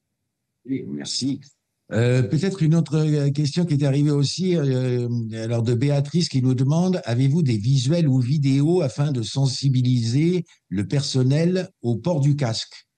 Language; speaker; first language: French; native; French